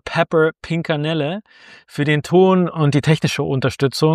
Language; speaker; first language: German; native; German